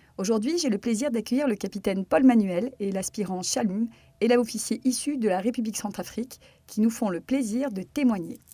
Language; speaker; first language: French; native; French